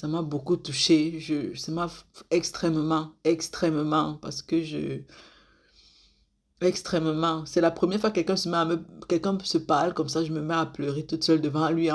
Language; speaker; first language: French; native; French